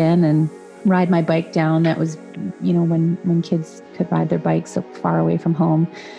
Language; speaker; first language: English; native; English